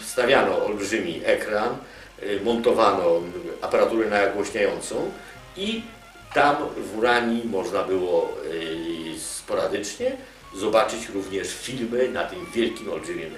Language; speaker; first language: Polish; native; Polish